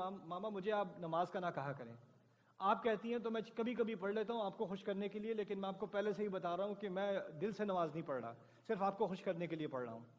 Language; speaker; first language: Urdu; early bilingual, heritage; Urdu